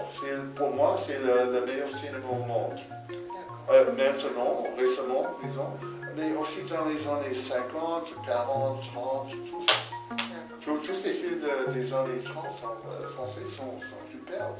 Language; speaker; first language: French; non-native, fluent; English